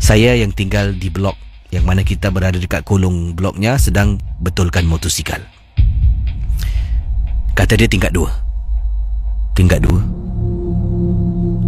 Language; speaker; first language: Malay; native; Malay